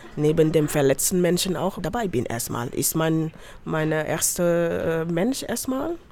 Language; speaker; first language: German; non-native, fluent; Wolof